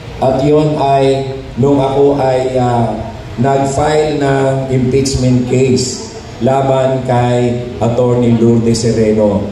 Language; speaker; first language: Filipino; non-native, local second language; Hiligaynon